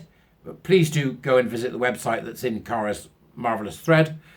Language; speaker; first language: English; native; English